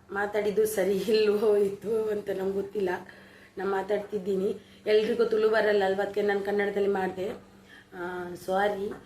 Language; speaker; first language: Kannada; non-native, local second language; Tulu